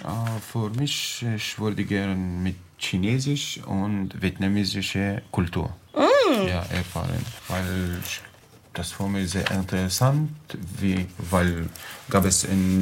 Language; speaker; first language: German; non-native, learner; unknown